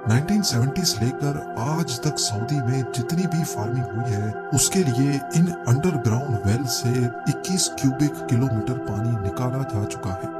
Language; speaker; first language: Urdu; native; Urdu